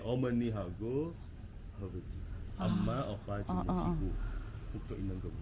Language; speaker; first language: Korean; non-native, fluent; Indonesian